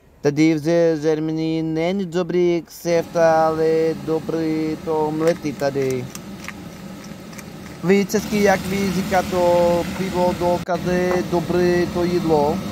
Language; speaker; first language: Czech; non-native, learner; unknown